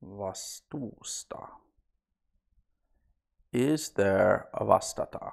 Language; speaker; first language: Finnish; non-native, learner; English